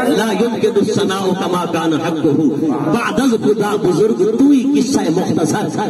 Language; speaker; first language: Urdu; native; Urdu